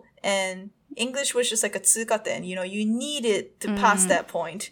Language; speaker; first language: English; non-native, fluent; Japanese